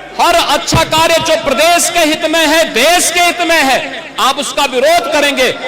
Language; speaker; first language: Hindi; native; Hindi